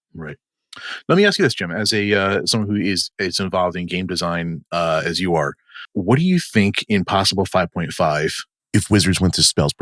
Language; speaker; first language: English; native; English